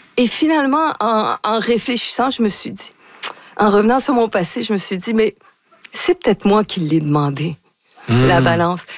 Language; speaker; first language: French; native; French